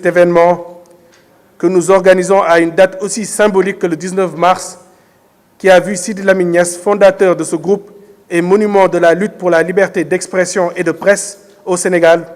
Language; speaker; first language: French; non-native, local second language; Wolof